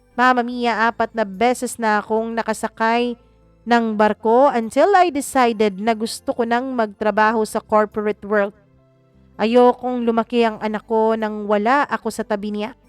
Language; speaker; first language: Filipino; non-native, local second language; Cebuano